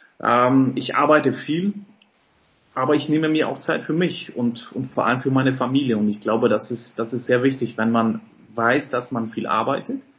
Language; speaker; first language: German; early bilingual, other home language; Polish